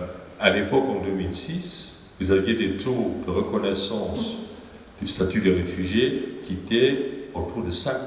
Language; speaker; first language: French; native; French